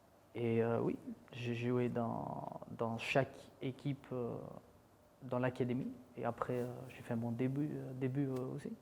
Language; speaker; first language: French; non-native, fluent; Dutch